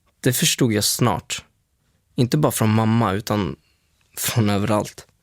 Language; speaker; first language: Swedish; early bilingual, other home language; Spanish